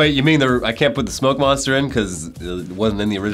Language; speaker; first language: English; native; English